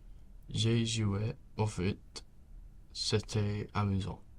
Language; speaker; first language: French; non-native, learner; English